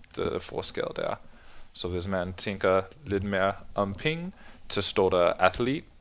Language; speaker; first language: Danish; non-native, learner; English